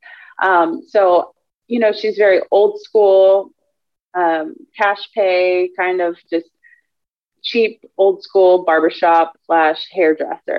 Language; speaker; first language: English; native; English